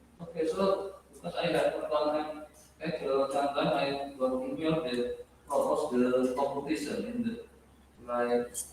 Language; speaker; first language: English; non-native, learner; Indonesian